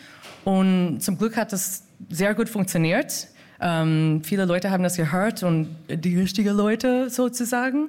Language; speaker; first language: German; non-native, fluent; English